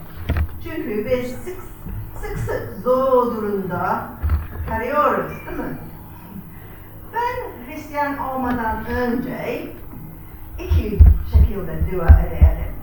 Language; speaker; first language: Turkish; non-native, fluent; English